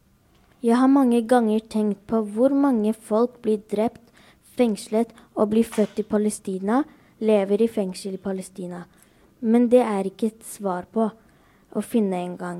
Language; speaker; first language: Norwegian; early bilingual, other home language; Arabic